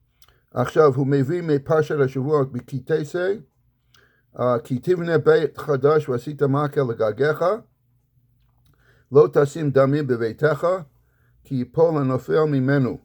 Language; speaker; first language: Hebrew; non-native, fluent; English